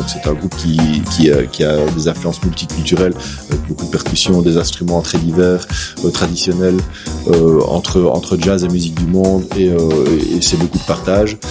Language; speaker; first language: French; native; French